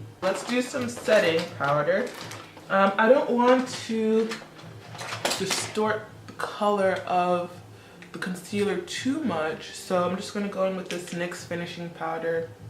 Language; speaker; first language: English; early bilingual, other home language; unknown